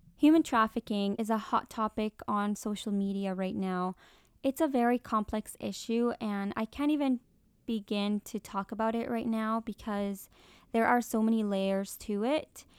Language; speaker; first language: English; early bilingual, other home language; Spanish